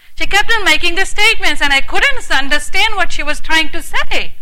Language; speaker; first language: English; early bilingual, heritage; English